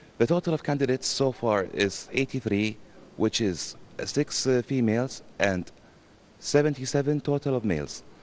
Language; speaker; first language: English; non-native, fluent; Arabic